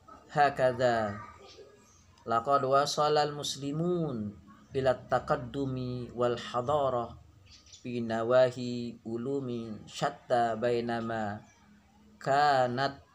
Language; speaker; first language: Arabic; non-native, fluent; Indonesian